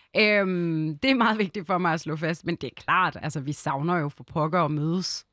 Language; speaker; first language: Danish; early bilingual, other home language; Arabic